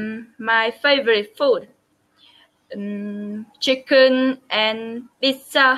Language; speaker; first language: English; non-native, learner; Vietnamese